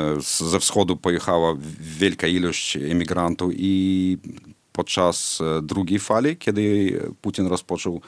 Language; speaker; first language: Polish; non-native, fluent; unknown